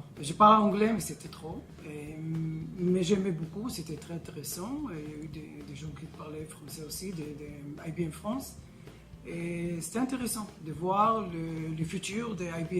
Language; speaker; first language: French; non-native, learner; Hebrew